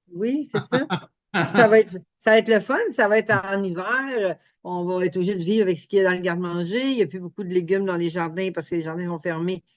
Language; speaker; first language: French; native; French